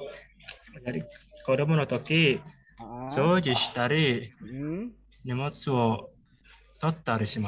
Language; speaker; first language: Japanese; non-native, learner; Indonesian